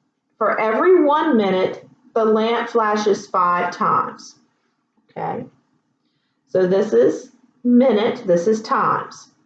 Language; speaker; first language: English; native; English